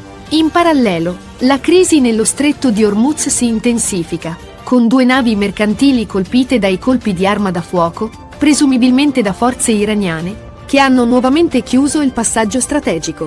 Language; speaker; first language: Italian; native; Italian